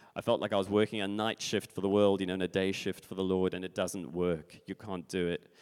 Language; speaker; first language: English; native; English